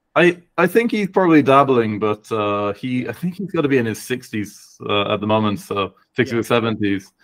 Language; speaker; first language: English; native; English